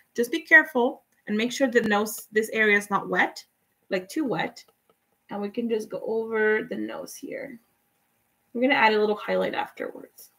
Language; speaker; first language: English; non-native, fluent; Spanish